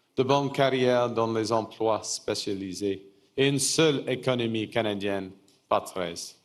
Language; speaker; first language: French; non-native, fluent; English